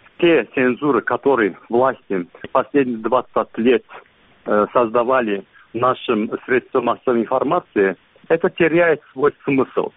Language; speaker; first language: Russian; non-native, local second language; Azerbaijani